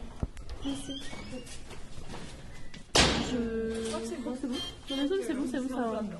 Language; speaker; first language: French; native; French